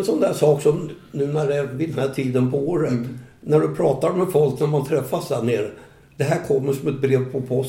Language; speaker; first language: Swedish; native; Swedish